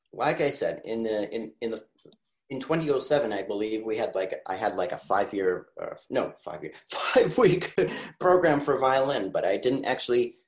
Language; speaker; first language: English; early bilingual, other home language; Russian